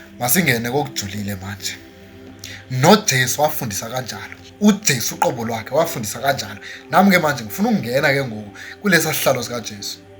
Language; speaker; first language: Zulu; non-native, local second language; Xhosa